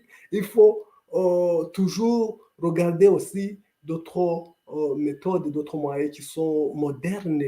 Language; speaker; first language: French; non-native, local second language; Kinyarwanda